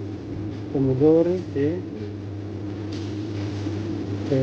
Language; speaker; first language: Italian; non-native, learner; Filipino